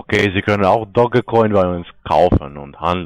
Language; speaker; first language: German; non-native, learner; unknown